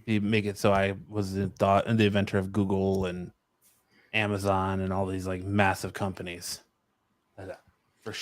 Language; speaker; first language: English; native; English